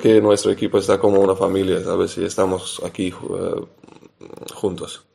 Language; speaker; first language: Spanish; non-native, fluent; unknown